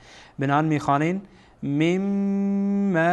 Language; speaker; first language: Persian; native; Persian